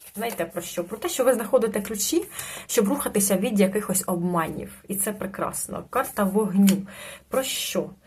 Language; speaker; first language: Ukrainian; non-native, local second language; Russian